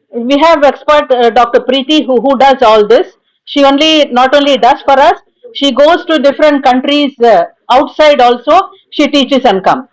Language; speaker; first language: English; non-native, local second language; Tamil